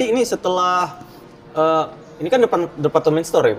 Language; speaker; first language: Indonesian; native; Indonesian